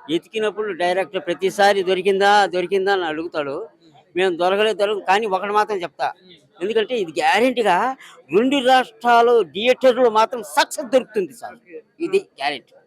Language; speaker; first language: Telugu; native; Telugu